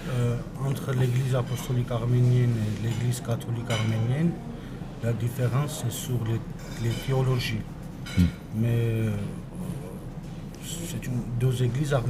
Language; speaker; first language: French; non-native, fluent; Armenian